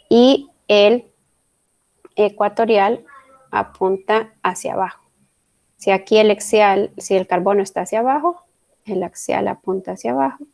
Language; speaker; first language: Spanish; native; Spanish